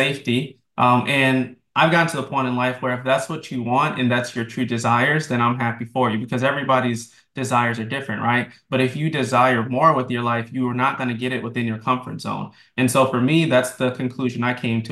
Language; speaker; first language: English; native; English